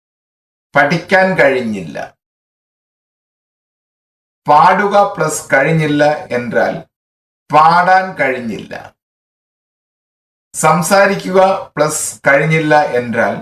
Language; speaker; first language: Malayalam; non-native, fluent; Tamil